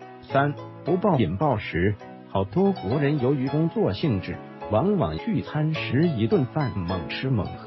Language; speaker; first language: Chinese; native; Chinese